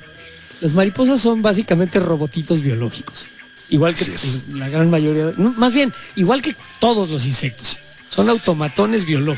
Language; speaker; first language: Spanish; native; Spanish